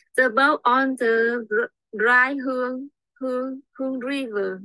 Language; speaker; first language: English; non-native, learner; Vietnamese